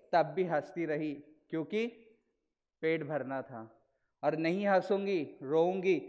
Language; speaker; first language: Hindi; non-native, local second language; Marathi